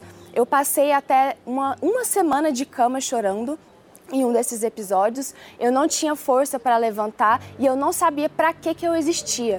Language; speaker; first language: Portuguese; early bilingual, other home language; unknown